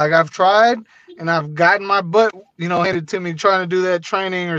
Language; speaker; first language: English; native; English